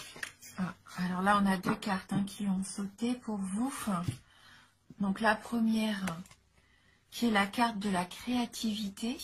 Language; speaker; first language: French; native; French